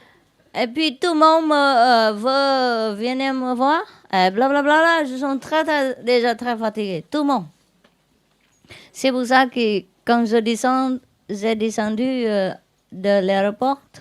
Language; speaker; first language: French; non-native, learner; Vietnamese